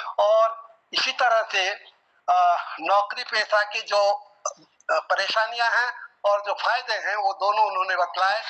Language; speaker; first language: Hindi; non-native, local second language; Nepali